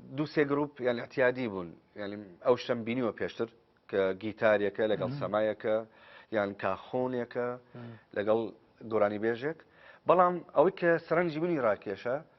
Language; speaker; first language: Kurdish; non-native, fluent; Arabic